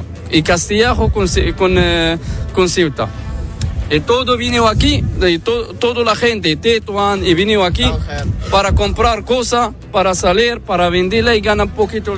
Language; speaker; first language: Spanish; non-native, learner; Arabic